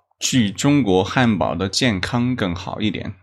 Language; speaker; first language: Chinese; non-native, learner; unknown